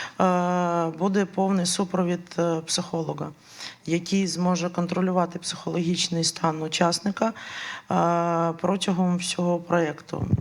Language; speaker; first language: Ukrainian; native; Ukrainian